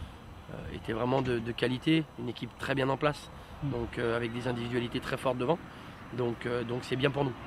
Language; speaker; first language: French; native; French